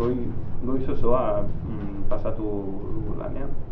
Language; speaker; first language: Basque; non-native, learner; Catalan